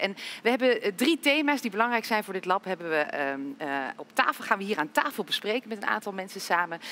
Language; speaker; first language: Dutch; native; Dutch